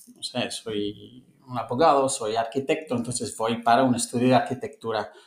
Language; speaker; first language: Spanish; non-native, fluent; English